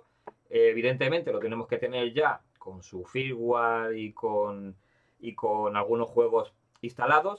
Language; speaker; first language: Spanish; native; Spanish